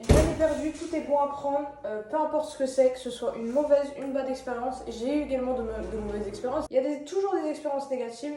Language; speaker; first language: French; native; French